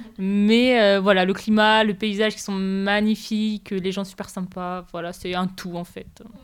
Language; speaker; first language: French; native; French